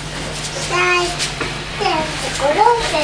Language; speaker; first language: Japanese; native; Japanese